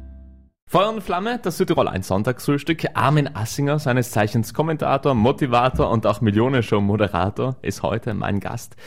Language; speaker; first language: German; native; German